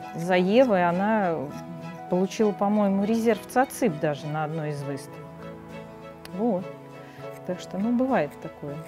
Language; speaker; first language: Russian; native; Russian